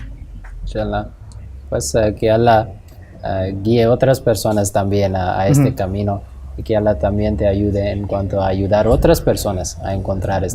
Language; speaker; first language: Spanish; non-native, fluent; English